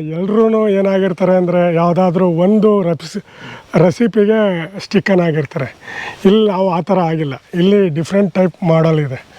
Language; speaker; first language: Kannada; native; Kannada